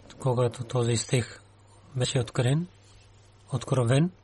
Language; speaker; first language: Bulgarian; non-native, learner; Urdu